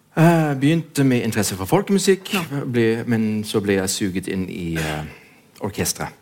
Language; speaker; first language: Norwegian; non-native, fluent; German